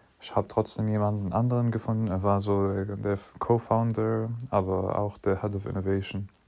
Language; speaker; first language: German; non-native, fluent; English